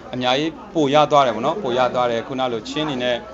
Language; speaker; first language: Burmese; non-native, local second language; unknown